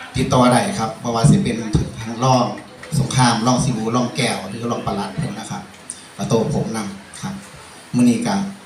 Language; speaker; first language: Thai; native; Thai